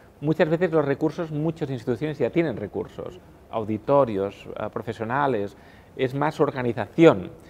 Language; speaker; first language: Spanish; non-native, local second language; Catalan